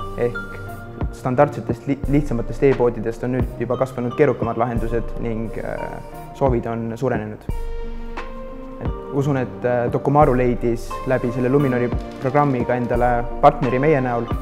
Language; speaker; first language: Estonian; native; Estonian